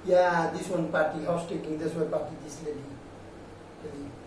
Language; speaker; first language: English; non-native, learner; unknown